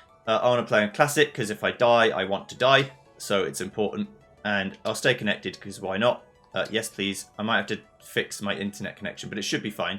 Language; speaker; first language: English; native; English